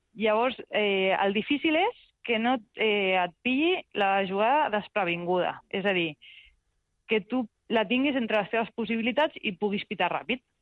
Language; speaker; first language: Catalan; early bilingual, other home language; Spanish